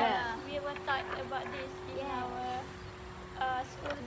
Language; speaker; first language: English; non-native, fluent; Malay